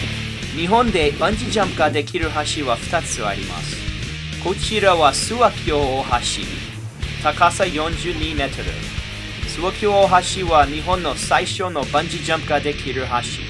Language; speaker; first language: Japanese; non-native, learner; English